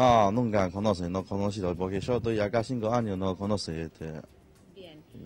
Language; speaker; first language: Spanish; non-native, learner; Chinese